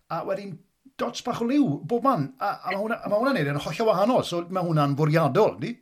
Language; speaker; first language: Welsh; native; Welsh